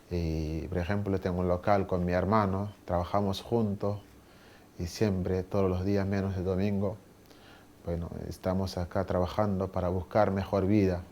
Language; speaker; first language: Spanish; non-native, learner; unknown